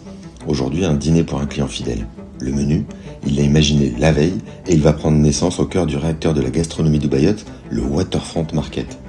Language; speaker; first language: French; native; French